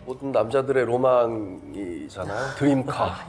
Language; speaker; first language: Korean; native; Korean